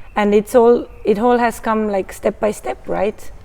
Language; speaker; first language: English; non-native, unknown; Estonian